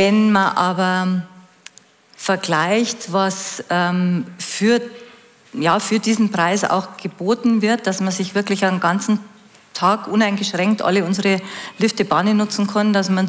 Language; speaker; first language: German; native; German